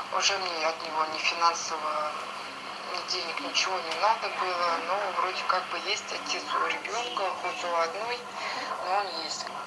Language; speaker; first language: Russian; native; Russian